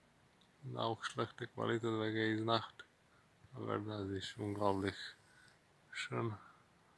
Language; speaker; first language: German; non-native, learner; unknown